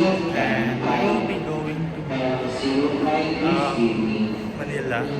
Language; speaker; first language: English; non-native, local second language; Filipino